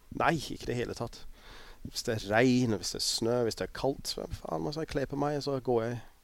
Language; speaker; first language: Norwegian; non-native, fluent; English